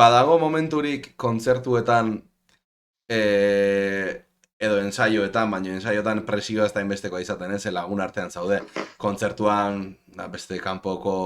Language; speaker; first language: Basque; native; Basque